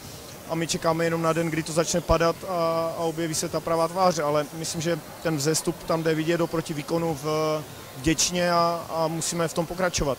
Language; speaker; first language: Czech; native; Czech